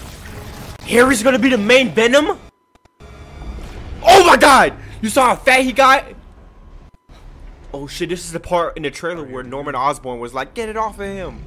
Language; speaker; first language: English; native; English